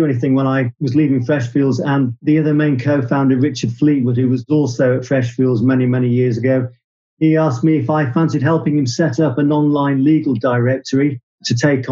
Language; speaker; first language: English; native; English